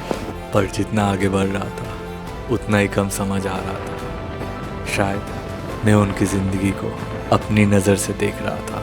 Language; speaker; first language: Hindi; non-native, local second language; Bangla